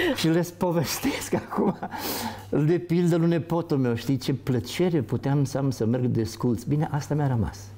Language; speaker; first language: Romanian; native; Romanian